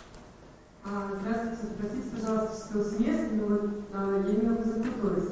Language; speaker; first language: Russian; native; Russian